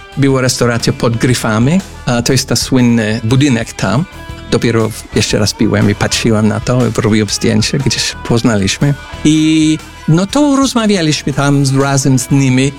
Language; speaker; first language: Polish; non-native, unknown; English